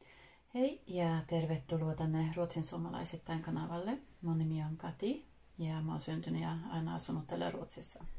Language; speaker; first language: Finnish; early bilingual, heritage; Finnish